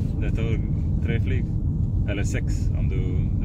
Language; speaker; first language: Swedish; non-native, learner; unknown